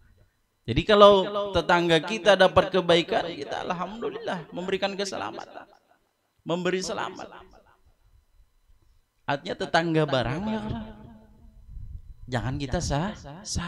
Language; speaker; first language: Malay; non-native, local second language; Banjar